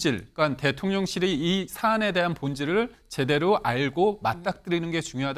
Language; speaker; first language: Korean; native; Korean